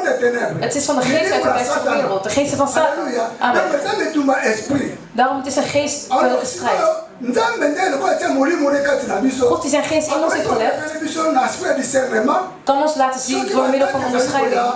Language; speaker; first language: Dutch; non-native, fluent; Lingala